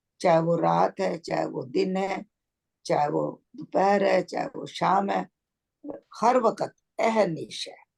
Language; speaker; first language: Hindi; native; Hindi